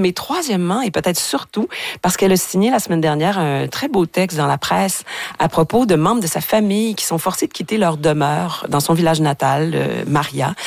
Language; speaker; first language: French; native; French